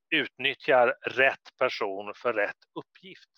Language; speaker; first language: Swedish; native; Swedish